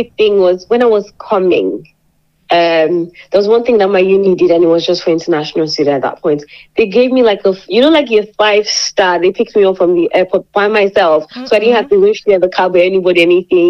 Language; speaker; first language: English; non-native, local second language; Yoruba